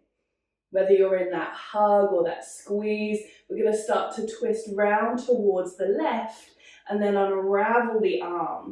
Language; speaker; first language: English; native; English